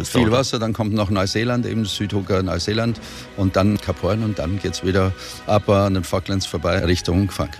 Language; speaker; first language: German; native; German